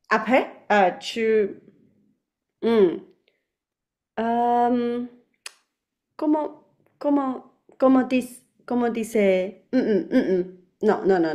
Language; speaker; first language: French; non-native, learner; Chinese